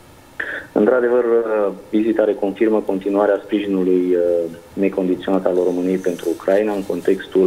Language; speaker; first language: Romanian; non-native, local second language; Ukrainian